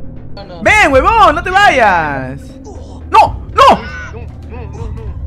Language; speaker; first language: Spanish; native; Spanish